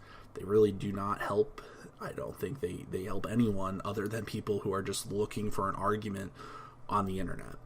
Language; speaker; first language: English; native; English